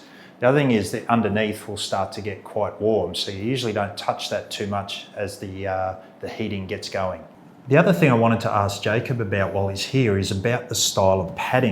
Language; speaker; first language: English; native; English